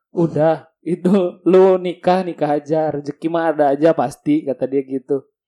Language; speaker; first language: Indonesian; native; Indonesian